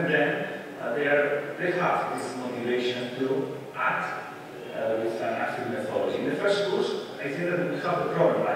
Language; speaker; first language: English; non-native, fluent; Spanish